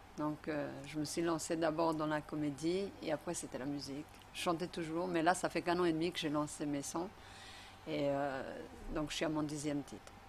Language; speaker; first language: French; non-native, fluent; Portuguese